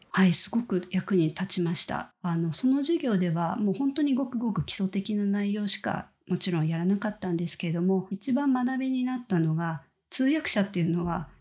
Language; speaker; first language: Japanese; native; Japanese